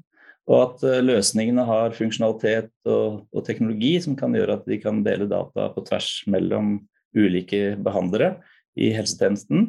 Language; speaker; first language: Norwegian; native; Norwegian